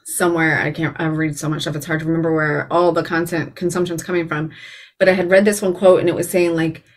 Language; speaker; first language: English; native; English